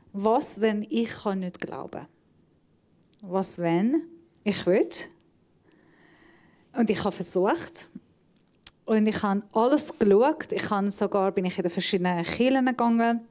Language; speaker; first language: German; non-native, fluent; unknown